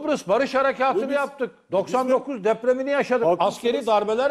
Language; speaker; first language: Turkish; native; Turkish